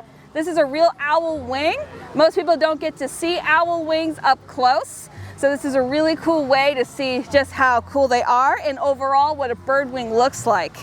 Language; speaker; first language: English; native; English